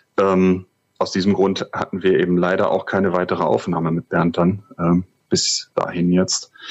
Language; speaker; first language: German; native; German